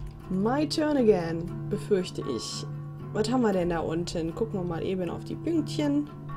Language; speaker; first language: German; native; German